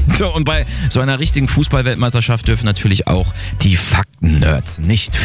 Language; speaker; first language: German; native; German